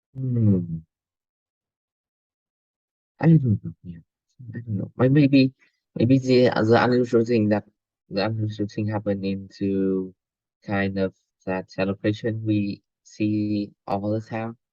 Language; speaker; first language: English; non-native, learner; Vietnamese